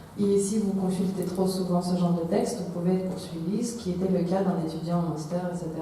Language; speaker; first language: French; non-native, fluent; Russian